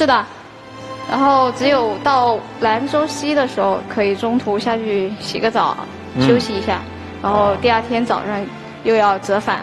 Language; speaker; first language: Chinese; native; Chinese